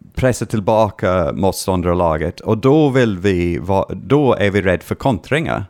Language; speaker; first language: Swedish; non-native, fluent; English